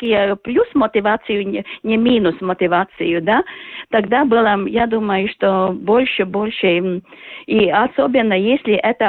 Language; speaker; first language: Russian; non-native, local second language; Latvian